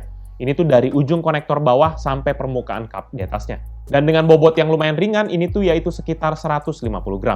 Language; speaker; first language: Indonesian; native; Indonesian